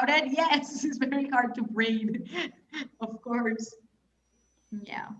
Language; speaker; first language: English; non-native, fluent; Spanish